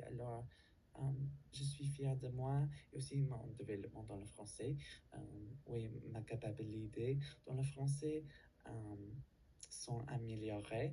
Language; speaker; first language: French; non-native, learner; English